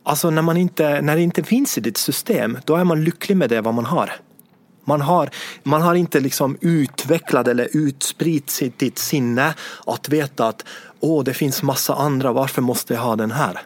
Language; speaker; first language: Swedish; non-native, fluent; Estonian